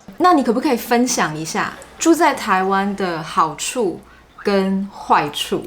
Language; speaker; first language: Chinese; native; Chinese